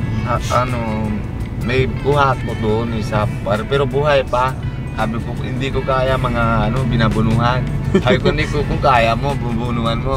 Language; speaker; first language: Filipino; non-native, local second language; Cebuano